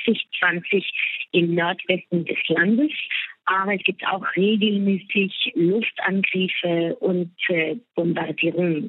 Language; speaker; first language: German; non-native, fluent; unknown